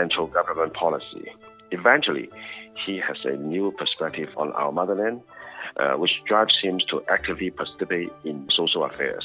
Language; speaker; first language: English; non-native, local second language; Cantonese